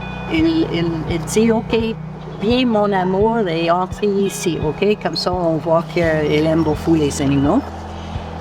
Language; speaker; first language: French; non-native, local second language; English